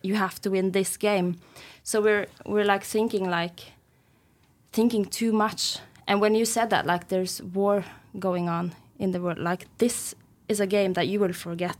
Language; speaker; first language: English; non-native, fluent; Norwegian